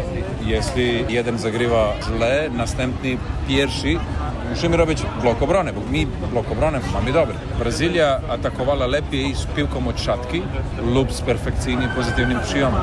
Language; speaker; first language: Polish; non-native, learner; Serbian